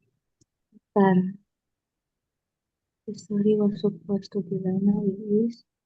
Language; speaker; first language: English; non-native, learner; Indonesian